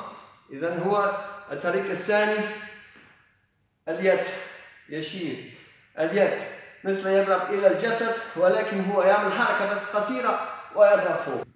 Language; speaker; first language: Arabic; non-native, learner; Polish